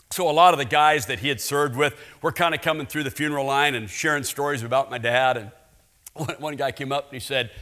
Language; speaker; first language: English; native; English